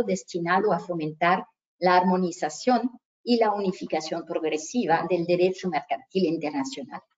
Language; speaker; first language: Spanish; native; Spanish